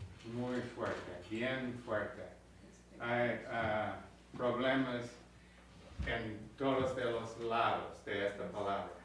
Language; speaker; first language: Spanish; non-native, learner; English